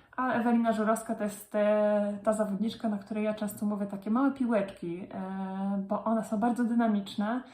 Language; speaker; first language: Polish; native; Polish